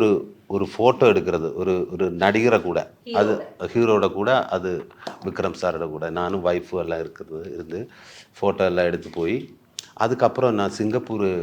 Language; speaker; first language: Tamil; non-native, learner; Malayalam